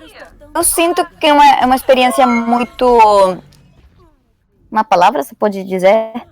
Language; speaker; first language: Portuguese; non-native, learner; Spanish